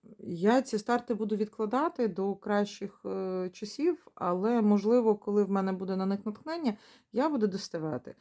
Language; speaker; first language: Ukrainian; non-native, local second language; Russian